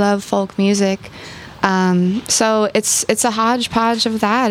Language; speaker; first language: English; native; English